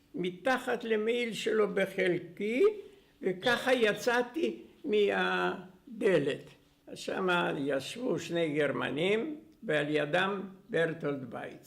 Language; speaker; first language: Hebrew; non-native, fluent; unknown